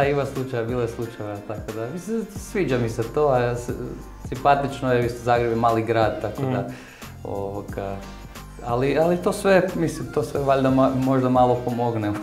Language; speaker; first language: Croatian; early bilingual, heritage; Croatian